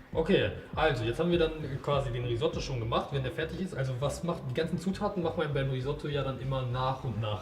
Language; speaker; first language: German; early bilingual, other home language; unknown